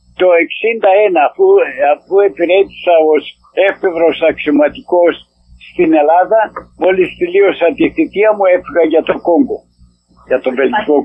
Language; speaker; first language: Greek; native; Greek